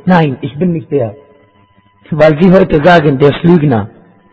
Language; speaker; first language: German; non-native, fluent; Arabic